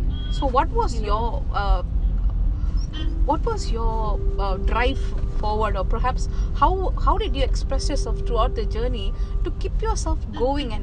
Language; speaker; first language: English; non-native, local second language; Tamil